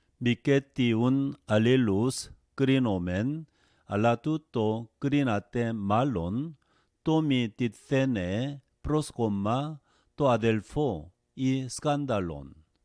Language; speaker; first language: Greek; non-native, fluent; Korean